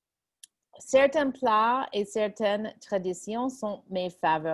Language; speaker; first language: French; non-native, fluent; English